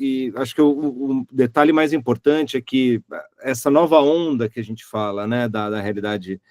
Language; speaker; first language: Portuguese; native; Portuguese